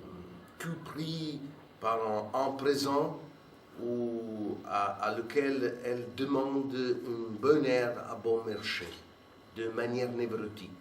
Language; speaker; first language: French; non-native, fluent; Italian